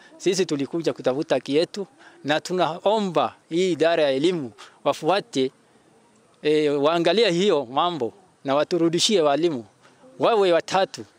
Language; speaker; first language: Swahili; non-native, local second language; Oromo